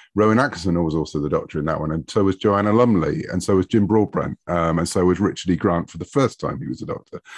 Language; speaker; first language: English; native; English